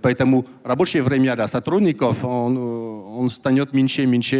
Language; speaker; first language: Russian; non-native, learner; French